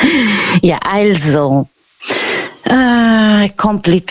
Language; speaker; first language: German; non-native, fluent; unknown